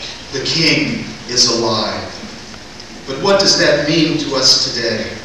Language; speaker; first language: English; native; English